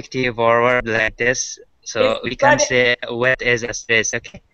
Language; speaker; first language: English; non-native, learner; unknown